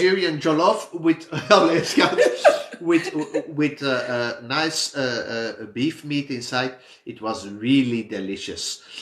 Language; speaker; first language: English; non-native, fluent; Dutch